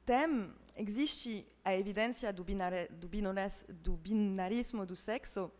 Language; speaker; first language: Portuguese; non-native, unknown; French